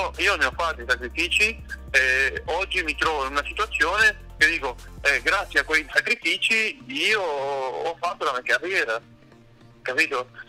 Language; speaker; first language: Italian; non-native, fluent; Spanish